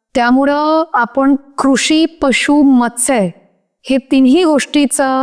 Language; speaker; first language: Marathi; non-native, local second language; Hindi